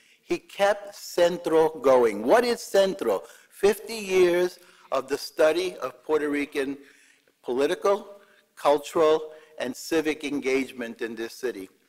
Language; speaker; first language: English; early bilingual, other home language; Spanish